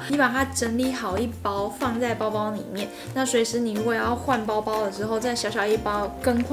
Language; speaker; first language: Chinese; native; Chinese